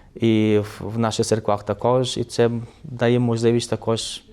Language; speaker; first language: Ukrainian; early bilingual, heritage; Portuguese